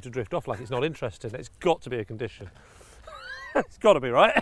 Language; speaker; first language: English; native; English